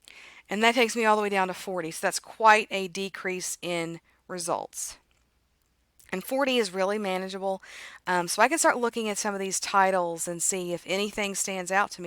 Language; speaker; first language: English; native; English